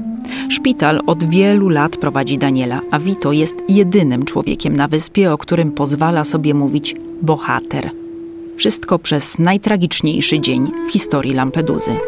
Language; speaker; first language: Polish; native; Polish